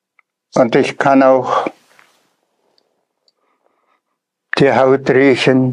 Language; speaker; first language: German; non-native, fluent; Tuvinian